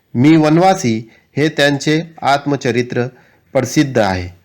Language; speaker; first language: Marathi; non-native, local second language; Urdu